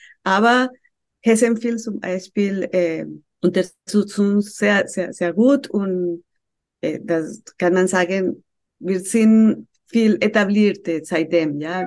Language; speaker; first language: German; non-native, fluent; Spanish